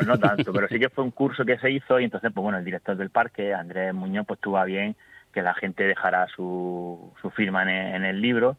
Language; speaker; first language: Spanish; native; Spanish